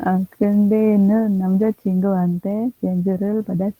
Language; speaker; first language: Korean; non-native, learner; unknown